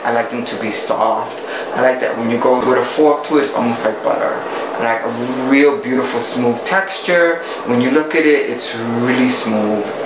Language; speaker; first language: English; early bilingual, other home language; Spanish